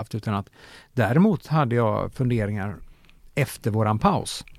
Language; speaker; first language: Swedish; native; Swedish